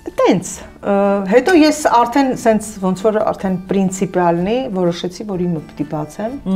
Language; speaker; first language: Armenian; native; Armenian